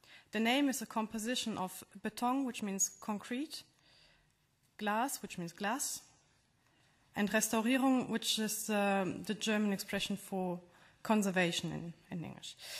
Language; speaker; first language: English; non-native, fluent; German